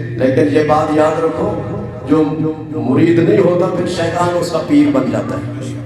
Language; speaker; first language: Urdu; non-native, local second language; Punjabi